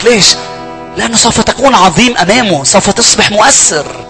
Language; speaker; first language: Arabic; native; Arabic